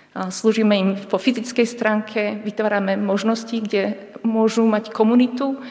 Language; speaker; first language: Slovak; native; Slovak